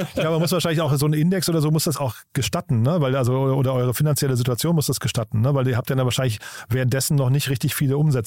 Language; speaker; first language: German; native; German